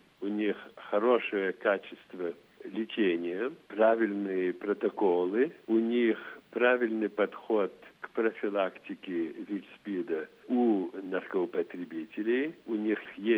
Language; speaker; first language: Russian; non-native, fluent; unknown